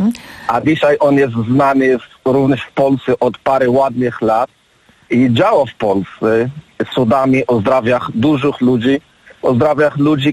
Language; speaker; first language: Polish; non-native, learner; Arabic